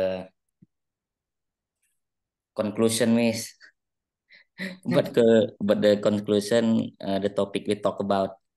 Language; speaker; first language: English; non-native, learner; Indonesian